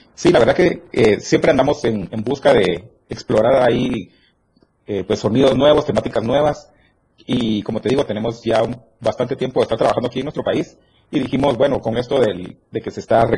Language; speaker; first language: Spanish; native; Spanish